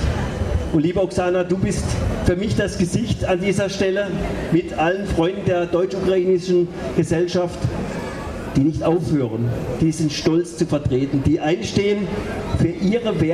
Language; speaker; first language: German; native; German